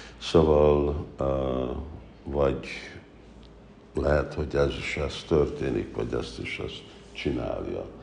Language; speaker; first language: Hungarian; early bilingual, heritage; Hungarian